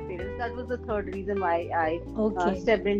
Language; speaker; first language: English; non-native, local second language; Hindi